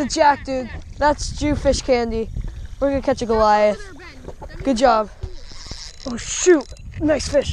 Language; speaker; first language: English; native; English